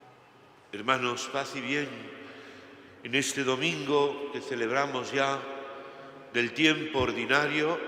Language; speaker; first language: Spanish; native; Spanish